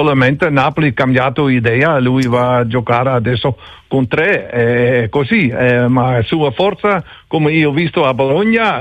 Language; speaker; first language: Italian; non-native, learner; Dutch